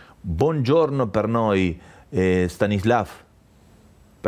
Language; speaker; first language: Italian; non-native, learner; Spanish